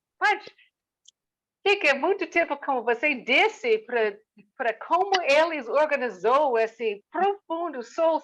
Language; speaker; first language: Portuguese; non-native, learner; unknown